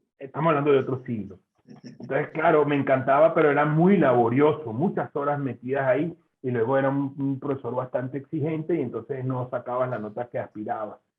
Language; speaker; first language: Spanish; native; Spanish